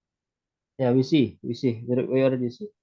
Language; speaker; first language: English; non-native, learner; Indonesian